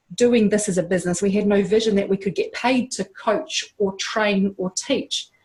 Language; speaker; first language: English; native; English